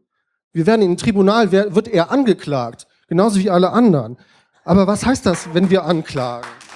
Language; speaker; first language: German; native; German